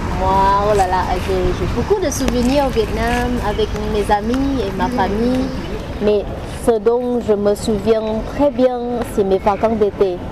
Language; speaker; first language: French; non-native, fluent; Vietnamese